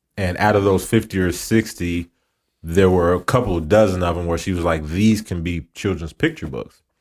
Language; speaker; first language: English; native; English